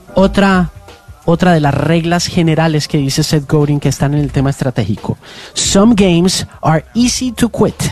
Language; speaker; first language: Spanish; native; Spanish